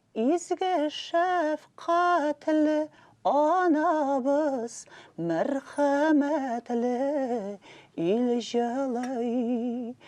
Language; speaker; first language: Tatar; non-native, local second language; Russian